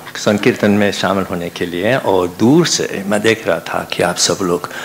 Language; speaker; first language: Hindi; non-native, fluent; English